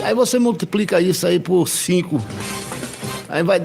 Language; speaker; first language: Portuguese; native; Portuguese